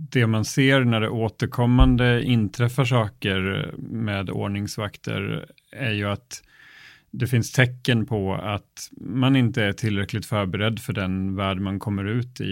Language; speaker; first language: Swedish; native; Swedish